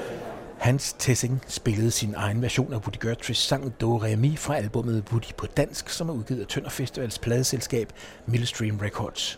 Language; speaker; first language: Danish; native; Danish